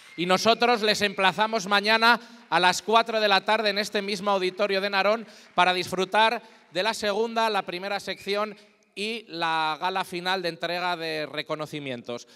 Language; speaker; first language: Spanish; native; Spanish